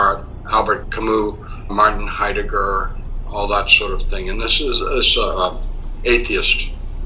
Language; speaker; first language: English; native; English